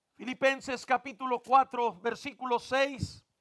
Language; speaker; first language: Spanish; early bilingual, heritage; Spanish